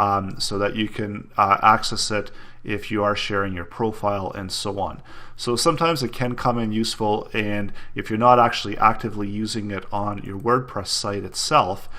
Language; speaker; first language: English; native; English